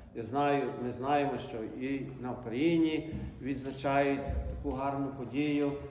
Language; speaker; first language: Ukrainian; early bilingual, heritage; Ukrainian